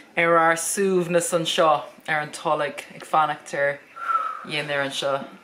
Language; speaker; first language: Irish; non-native, local second language; English